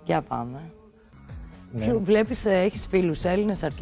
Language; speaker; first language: Greek; native; Greek